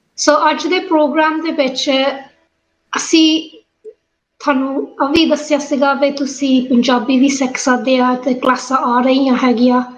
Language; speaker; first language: Punjabi; early bilingual, heritage; Punjabi